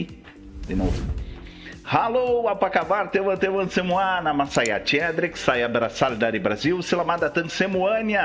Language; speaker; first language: Indonesian; non-native, learner; Portuguese